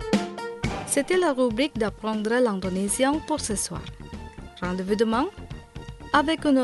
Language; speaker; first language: French; non-native, fluent; Indonesian